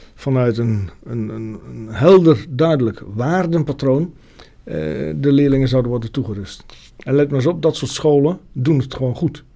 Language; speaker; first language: Dutch; native; Dutch